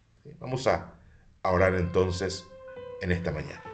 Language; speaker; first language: Spanish; native; Spanish